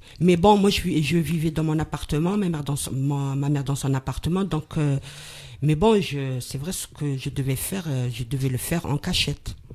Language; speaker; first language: French; non-native, local second language; Arabic